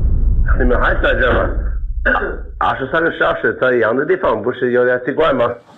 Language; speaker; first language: Chinese; non-native, fluent; English